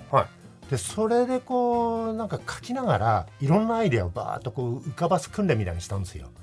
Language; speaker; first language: Japanese; native; Japanese